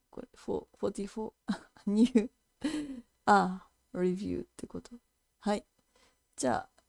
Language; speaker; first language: Japanese; native; Japanese